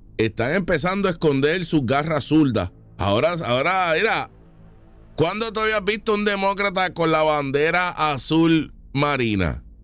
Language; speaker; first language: Spanish; native; Spanish